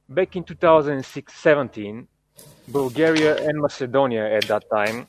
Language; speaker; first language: English; non-native, fluent; Bulgarian